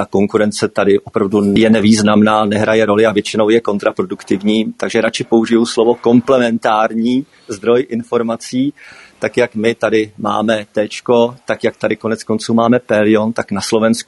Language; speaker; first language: Czech; native; Czech